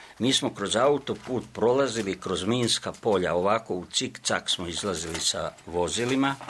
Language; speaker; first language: Serbian; native; Serbian